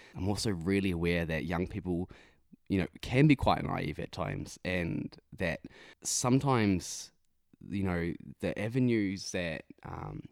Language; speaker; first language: English; native; English